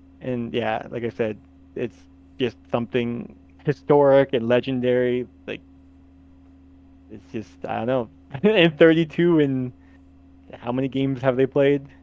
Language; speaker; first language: English; native; English